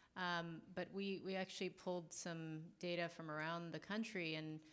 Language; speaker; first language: English; native; English